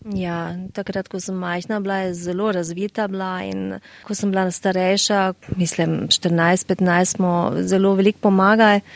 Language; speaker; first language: Slovenian; early bilingual, heritage; Slovenian